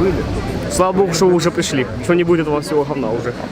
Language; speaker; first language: Russian; native; Russian